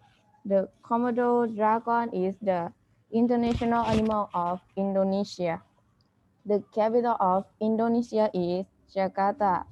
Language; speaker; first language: English; non-native, learner; Thai